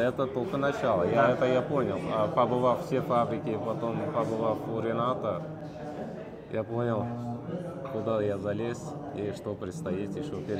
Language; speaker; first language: Russian; non-native, local second language; Uzbek